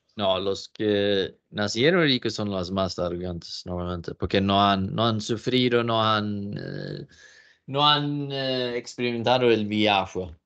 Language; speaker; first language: Spanish; non-native, fluent; Swedish